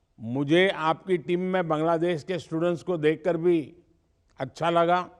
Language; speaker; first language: Hindi; non-native, local second language; Gujarati